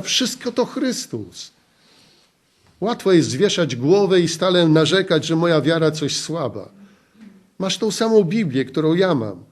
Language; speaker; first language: Polish; native; Polish